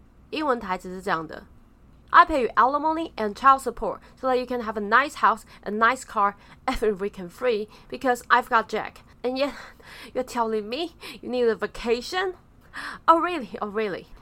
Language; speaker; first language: English; non-native, fluent; Chinese